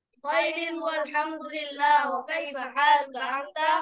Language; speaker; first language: Arabic; non-native, learner; Bangla